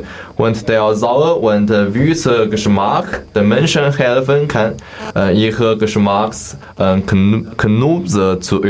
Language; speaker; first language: German; non-native, learner; Chinese